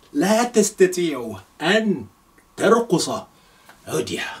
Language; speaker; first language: Arabic; non-native, fluent; Yoruba